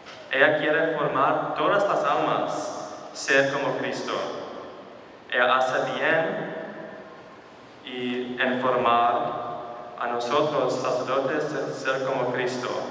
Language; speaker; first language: Spanish; non-native, fluent; English